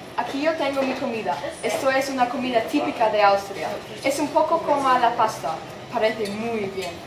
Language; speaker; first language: Spanish; non-native, learner; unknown